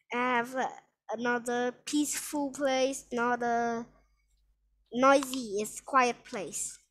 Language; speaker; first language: English; non-native, learner; Vietnamese